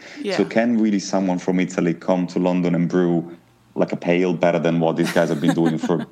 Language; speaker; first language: English; non-native, fluent; Italian